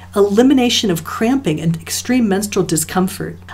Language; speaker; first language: English; native; English